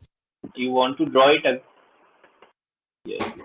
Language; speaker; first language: English; non-native, local second language; Hindi